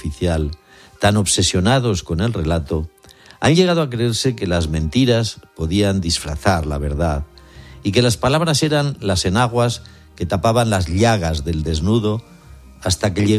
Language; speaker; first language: Spanish; native; Spanish